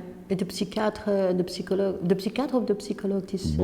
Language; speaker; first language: Dutch; non-native, local second language; French